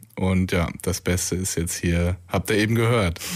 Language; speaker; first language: German; native; German